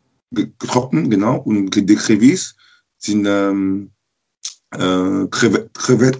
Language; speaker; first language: German; non-native, learner; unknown